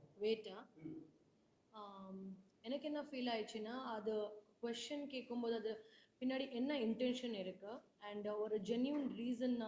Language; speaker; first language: Tamil; non-native, learner; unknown